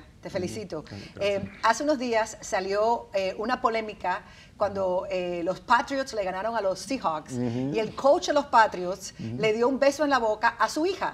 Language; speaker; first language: Spanish; native; Spanish